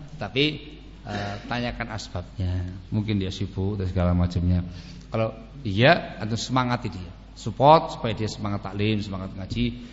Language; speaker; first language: Indonesian; non-native, local second language; Javanese